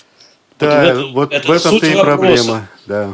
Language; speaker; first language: Russian; native; Russian